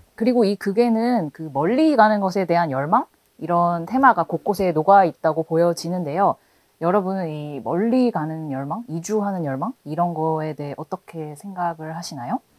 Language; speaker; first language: Korean; native; Korean